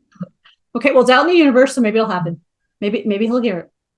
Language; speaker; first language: English; native; English